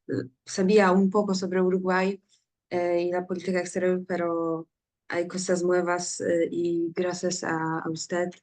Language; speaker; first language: Spanish; non-native, learner; Polish